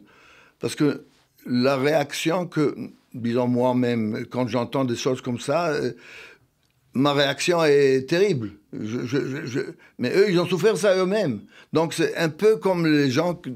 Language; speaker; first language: French; non-native, fluent; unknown